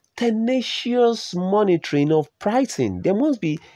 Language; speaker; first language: English; non-native, local second language; Yoruba